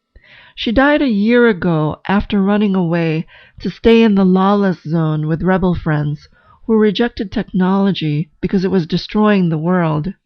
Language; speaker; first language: English; native; English